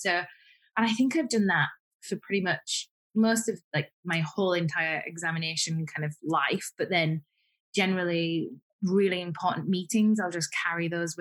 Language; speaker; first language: English; native; English